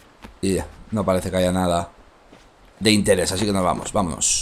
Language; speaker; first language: Spanish; native; Spanish